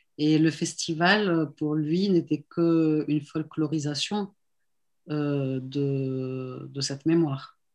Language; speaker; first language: French; non-native, local second language; Arabic